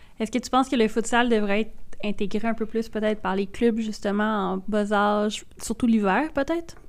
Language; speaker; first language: French; native; French